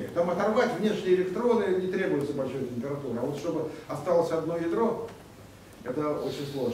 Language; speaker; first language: Russian; native; Russian